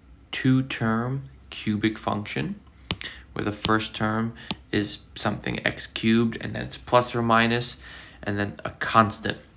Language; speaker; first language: English; native; English